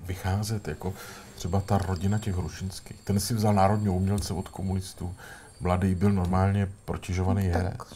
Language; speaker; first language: Czech; native; Czech